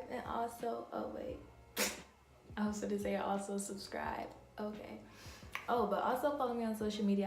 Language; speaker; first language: English; native; English